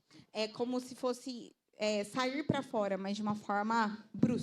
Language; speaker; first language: Portuguese; native; Portuguese